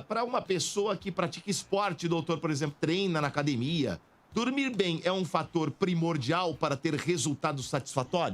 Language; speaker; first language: Portuguese; native; Portuguese